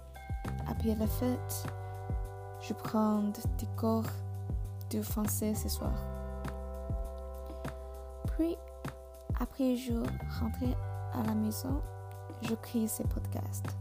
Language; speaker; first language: French; non-native, learner; English